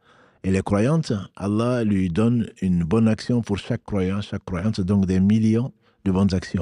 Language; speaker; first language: French; native; French